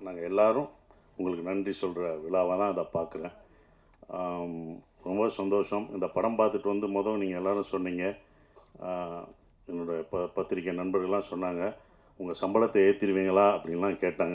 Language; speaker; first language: Tamil; native; Tamil